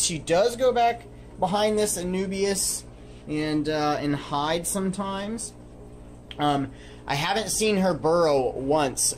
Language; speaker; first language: English; native; English